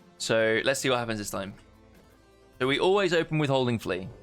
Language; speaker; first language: English; native; English